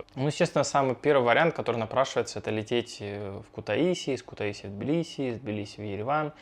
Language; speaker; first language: Russian; native; Russian